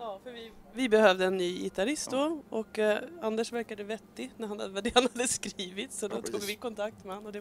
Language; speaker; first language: Swedish; native; Swedish